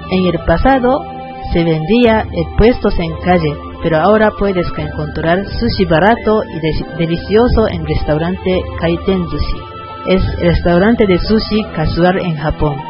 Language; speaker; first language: Spanish; non-native, learner; Japanese